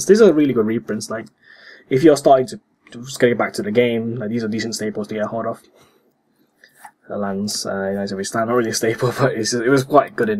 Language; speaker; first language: English; native; English